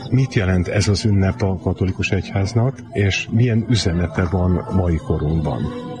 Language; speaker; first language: Hungarian; native; Hungarian